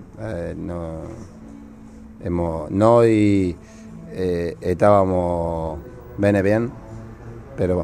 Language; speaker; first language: Italian; non-native, learner; Spanish